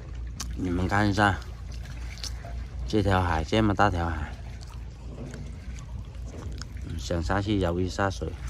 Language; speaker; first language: Chinese; non-native, local second language; Cantonese